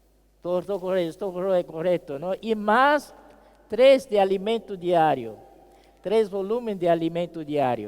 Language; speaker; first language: Spanish; non-native, fluent; Portuguese